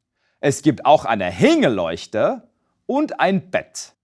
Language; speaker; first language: German; non-native, fluent; English